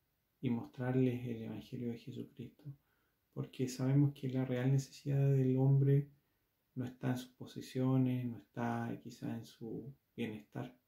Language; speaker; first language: Spanish; native; Spanish